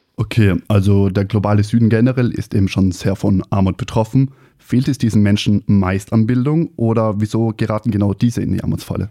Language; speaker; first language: German; native; German